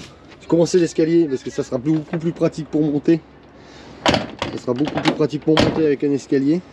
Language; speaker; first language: French; native; French